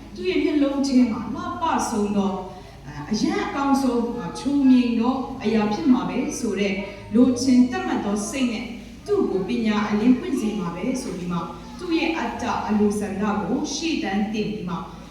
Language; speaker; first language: Burmese; non-native, local second language; Kachin